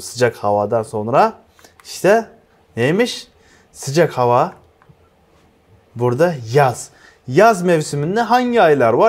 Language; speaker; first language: Turkish; non-native, fluent; Uzbek